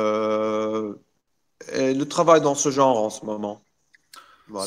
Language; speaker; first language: French; non-native, local second language; Arabic